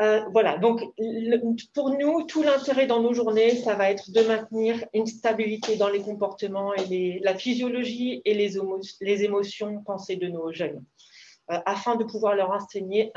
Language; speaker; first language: French; native; French